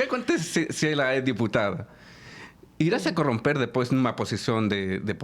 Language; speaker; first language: Portuguese; non-native, fluent; Spanish